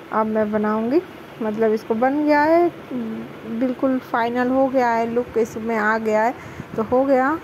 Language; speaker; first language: Hindi; non-native, local second language; Bangla